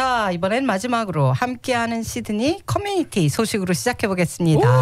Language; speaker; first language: Korean; native; Korean